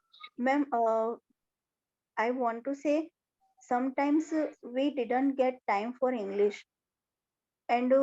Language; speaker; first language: English; non-native, learner; Hindi